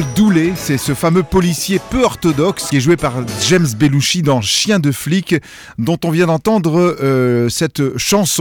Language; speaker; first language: French; native; French